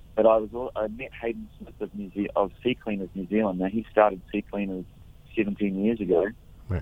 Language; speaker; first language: English; native; English